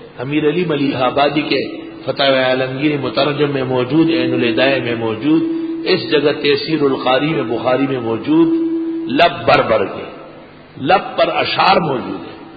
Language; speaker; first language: Urdu; non-native, local second language; Pashto